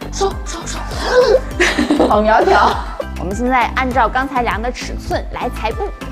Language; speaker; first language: Chinese; native; Chinese